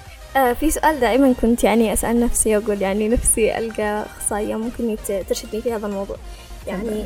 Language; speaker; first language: Arabic; native; Arabic